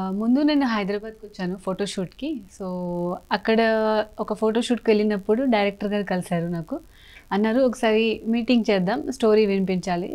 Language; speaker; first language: Telugu; non-native, fluent; Marathi